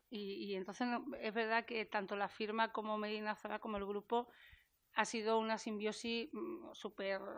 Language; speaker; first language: Spanish; native; Spanish